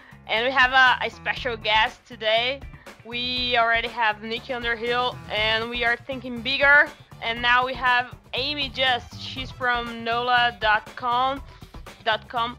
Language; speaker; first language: English; non-native, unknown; Portuguese